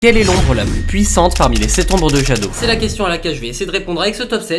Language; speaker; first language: French; native; French